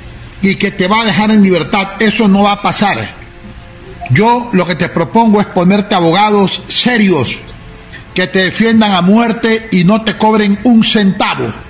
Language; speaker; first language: Spanish; native; Spanish